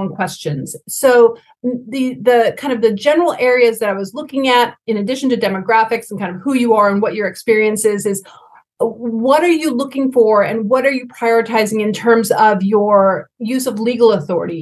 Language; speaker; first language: English; native; English